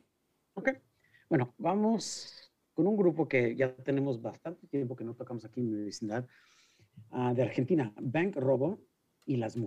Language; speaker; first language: Spanish; early bilingual, heritage; Spanish